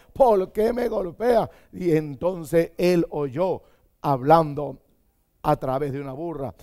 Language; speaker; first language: Spanish; native; Spanish